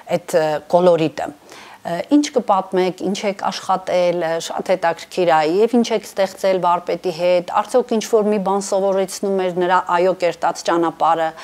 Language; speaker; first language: Armenian; native; Armenian